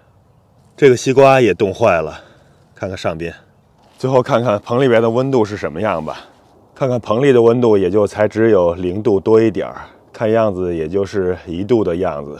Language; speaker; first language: Chinese; native; Chinese